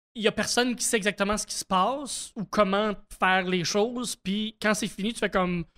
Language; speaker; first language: French; native; French